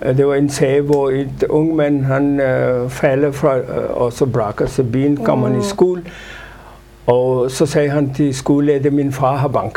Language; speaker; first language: Danish; non-native, fluent; Urdu